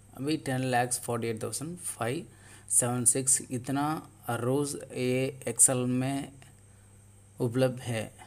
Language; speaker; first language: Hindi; non-native, local second language; Tamil